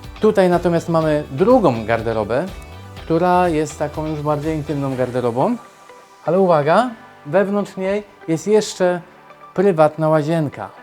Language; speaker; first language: Polish; native; Polish